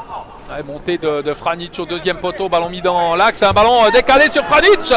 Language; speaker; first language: French; native; French